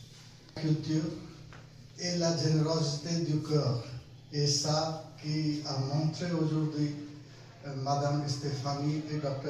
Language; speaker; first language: French; non-native, fluent; Hindi